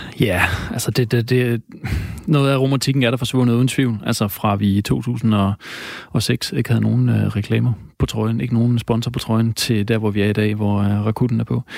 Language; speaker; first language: Danish; native; Danish